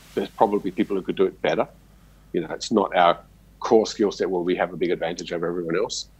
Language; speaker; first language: English; native; English